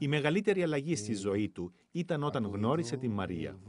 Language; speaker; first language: Greek; native; Greek